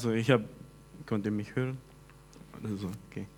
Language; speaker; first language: German; non-native, fluent; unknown